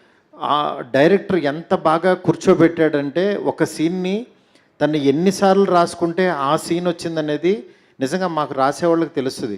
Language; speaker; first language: Telugu; native; Telugu